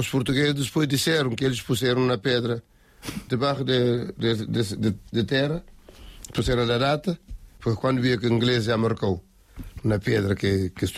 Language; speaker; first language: Spanish; non-native, learner; Kabuverdianu